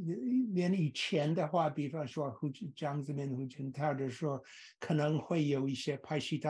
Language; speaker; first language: Chinese; non-native, fluent; English